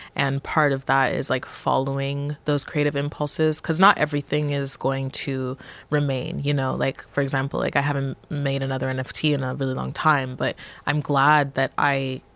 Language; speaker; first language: English; native; English